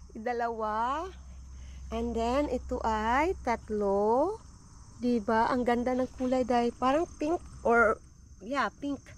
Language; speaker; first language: Filipino; non-native, local second language; Cebuano